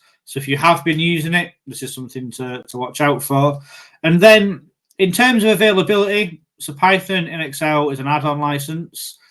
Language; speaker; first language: English; native; English